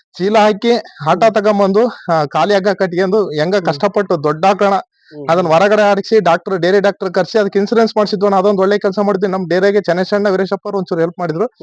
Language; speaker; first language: Kannada; native; Kannada